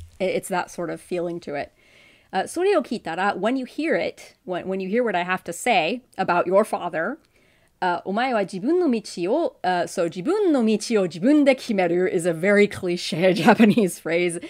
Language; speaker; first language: English; native; English